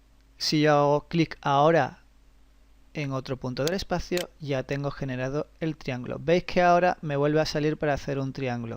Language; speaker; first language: Spanish; native; Spanish